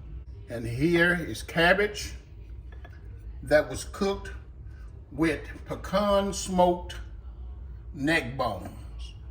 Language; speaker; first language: English; native; English